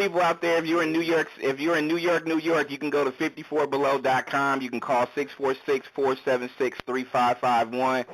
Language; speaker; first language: English; native; English